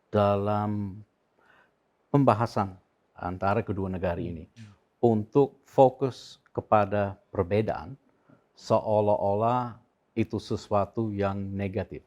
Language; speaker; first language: Indonesian; non-native, fluent; English